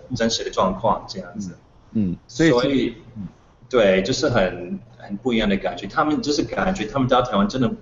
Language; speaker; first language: Chinese; non-native, fluent; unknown